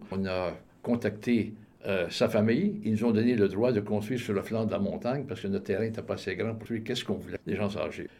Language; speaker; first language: French; native; French